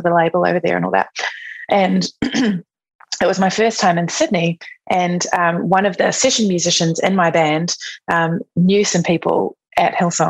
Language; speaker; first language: English; native; English